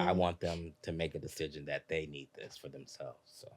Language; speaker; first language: English; native; English